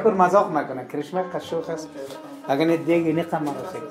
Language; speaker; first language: Persian; native; Persian